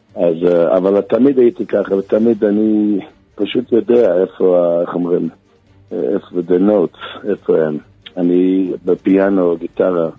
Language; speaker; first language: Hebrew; non-native, learner; Yiddish